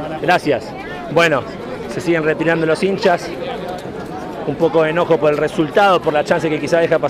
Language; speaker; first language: Spanish; native; Spanish